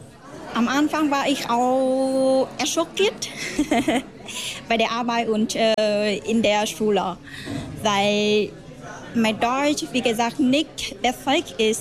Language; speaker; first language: German; non-native, learner; Vietnamese